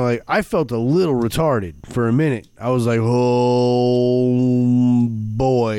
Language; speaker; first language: English; native; English